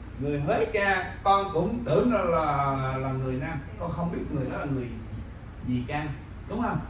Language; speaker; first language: Vietnamese; native; Vietnamese